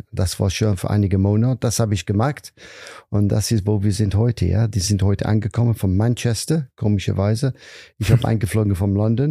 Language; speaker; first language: German; non-native, fluent; English